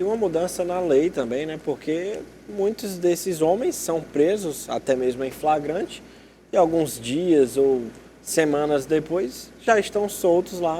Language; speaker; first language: Portuguese; native; Portuguese